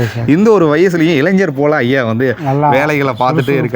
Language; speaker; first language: Tamil; native; Tamil